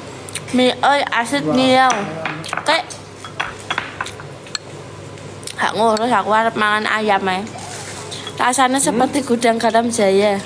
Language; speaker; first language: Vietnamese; non-native, learner; Javanese